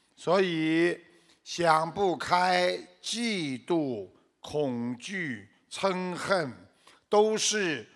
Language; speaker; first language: Chinese; native; Chinese